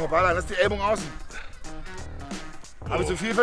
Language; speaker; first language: German; native; German